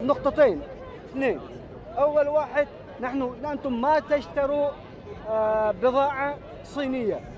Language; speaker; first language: Arabic; non-native, learner; Uyghur